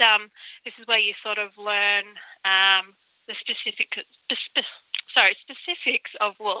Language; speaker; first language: English; native; English